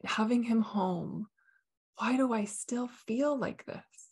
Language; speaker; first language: English; native; English